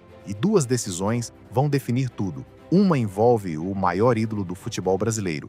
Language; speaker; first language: Portuguese; native; Portuguese